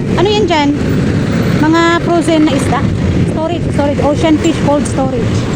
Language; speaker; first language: Filipino; non-native, local second language; Cebuano